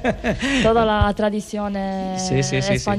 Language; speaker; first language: Spanish; non-native, learner; Italian